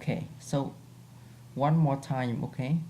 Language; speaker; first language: English; non-native, fluent; Vietnamese